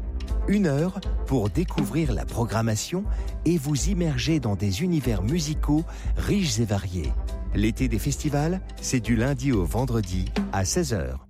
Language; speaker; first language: French; native; French